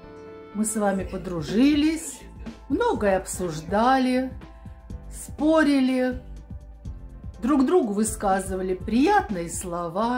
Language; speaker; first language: Russian; native; Russian